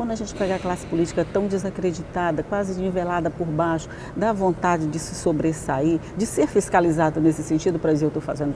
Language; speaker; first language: Portuguese; native; Portuguese